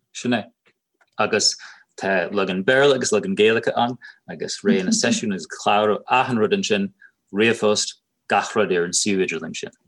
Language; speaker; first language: Irish; native; Irish